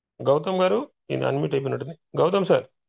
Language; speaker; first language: Telugu; native; Telugu